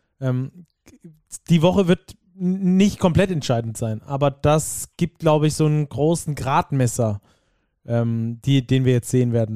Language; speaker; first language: German; native; German